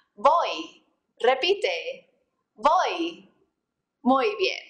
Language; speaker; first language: Spanish; non-native, fluent; English